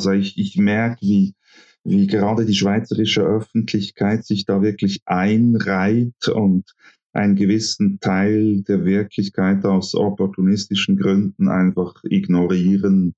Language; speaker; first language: German; native; German